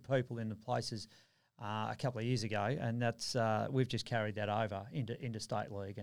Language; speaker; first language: English; native; English